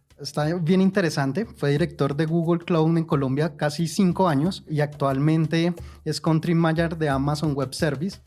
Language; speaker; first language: Spanish; native; Spanish